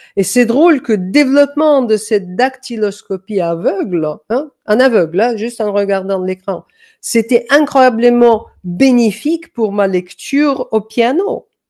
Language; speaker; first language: French; non-native, fluent; Danish